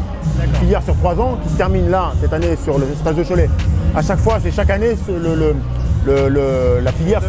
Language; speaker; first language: French; native; French